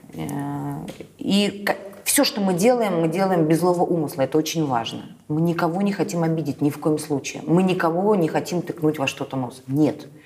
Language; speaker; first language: Russian; native; Russian